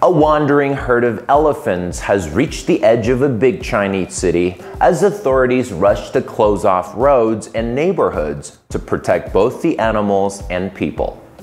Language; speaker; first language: English; non-native, fluent; Chinese